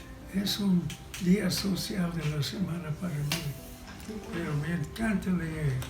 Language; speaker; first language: Spanish; non-native, fluent; English